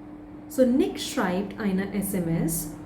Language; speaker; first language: German; non-native, fluent; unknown